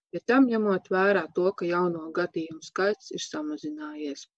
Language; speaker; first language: Latvian; native; Latvian